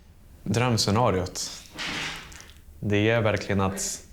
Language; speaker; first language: Swedish; non-native, fluent; Spanish